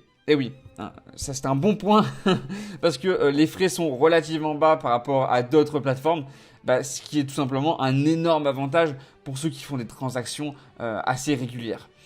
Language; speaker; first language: French; native; French